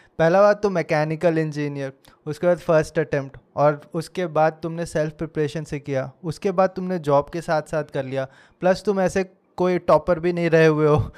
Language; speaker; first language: Hindi; native; Hindi